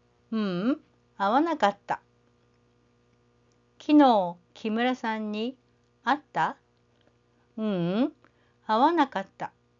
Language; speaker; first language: Japanese; native; Japanese